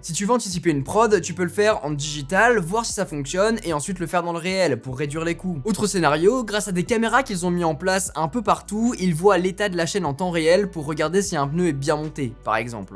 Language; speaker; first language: French; native; French